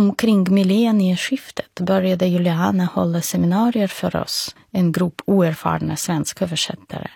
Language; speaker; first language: Swedish; non-native, fluent; Russian